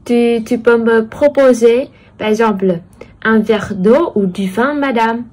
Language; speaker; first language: French; non-native, fluent; Vietnamese